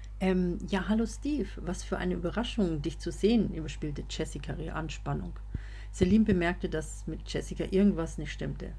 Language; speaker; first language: German; native; German